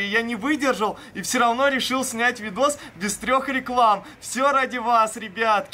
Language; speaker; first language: Russian; native; Russian